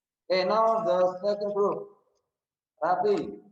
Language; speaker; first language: English; non-native, learner; Indonesian